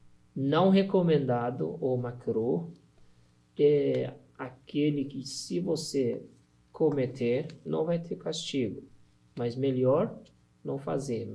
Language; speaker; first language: Portuguese; non-native, learner; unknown